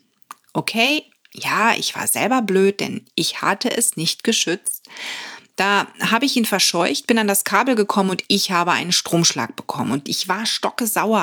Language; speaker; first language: German; native; German